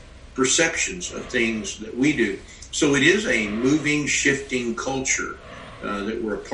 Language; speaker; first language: English; native; English